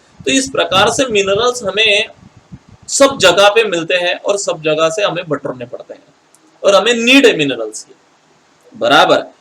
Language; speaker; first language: Hindi; non-native, local second language; Marathi